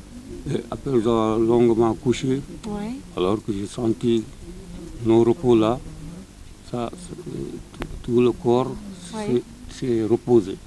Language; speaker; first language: French; non-native, local second language; Wolof